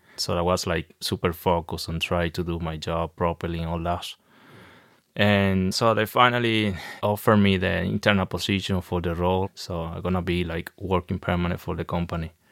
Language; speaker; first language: English; non-native, fluent; Spanish